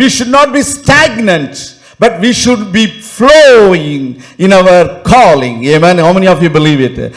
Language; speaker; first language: English; non-native, local second language; Tamil